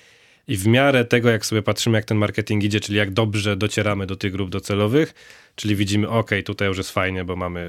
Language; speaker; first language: Polish; native; Polish